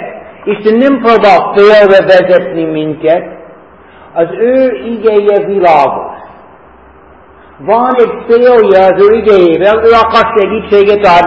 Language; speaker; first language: Hungarian; non-native, fluent; English